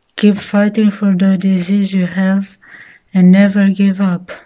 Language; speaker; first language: English; non-native, learner; Romanian